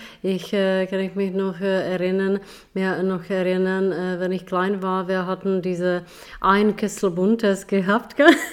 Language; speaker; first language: German; non-native, fluent; Czech